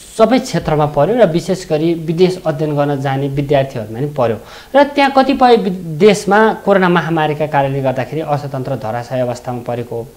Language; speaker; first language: Nepali; native; Nepali